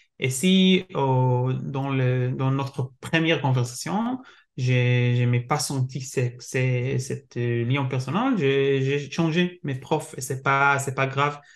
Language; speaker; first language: French; non-native, learner; Hebrew